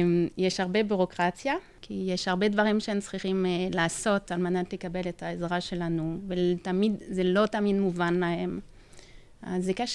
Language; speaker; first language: Hebrew; non-native, fluent; French